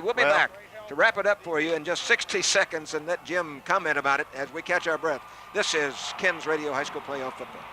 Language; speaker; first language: English; native; English